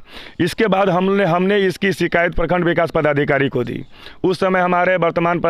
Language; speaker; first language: Hindi; native; Hindi